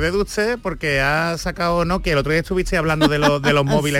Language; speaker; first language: Spanish; native; Spanish